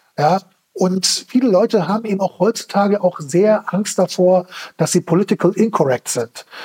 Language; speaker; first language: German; early bilingual, other home language; Turkish